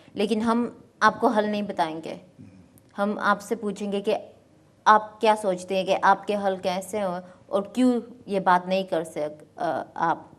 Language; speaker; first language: Urdu; early bilingual, heritage; Urdu